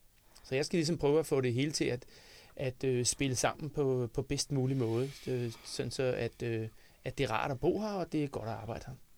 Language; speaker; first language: Danish; native; Danish